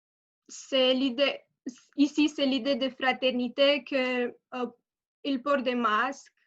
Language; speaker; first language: French; non-native, learner; Romanian